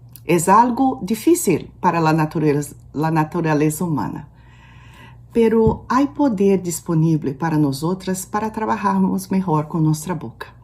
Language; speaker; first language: Portuguese; non-native, fluent; Spanish